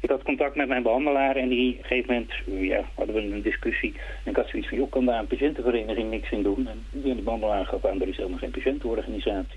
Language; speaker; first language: Dutch; native; Dutch